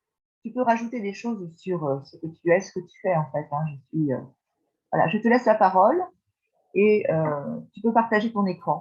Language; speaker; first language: French; native; French